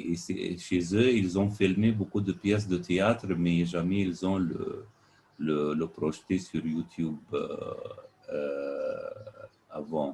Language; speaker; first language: French; non-native, fluent; Arabic